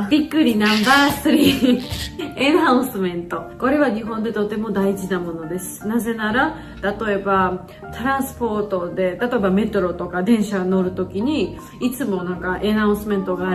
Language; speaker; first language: Japanese; non-native, fluent; Georgian